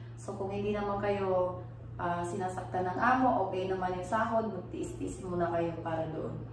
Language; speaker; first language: Filipino; native; Filipino